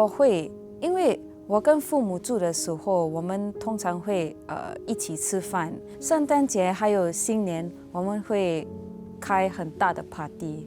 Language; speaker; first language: Chinese; non-native, local second language; English